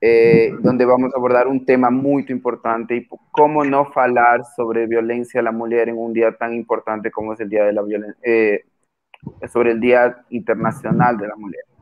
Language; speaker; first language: Portuguese; non-native, fluent; Spanish